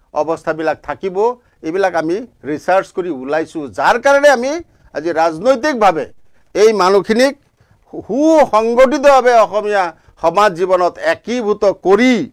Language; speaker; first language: Assamese; non-native, local second language; Bangla